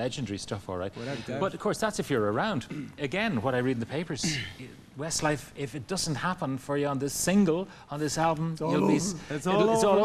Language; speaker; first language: English; native; English